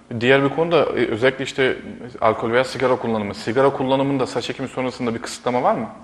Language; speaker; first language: Turkish; native; Turkish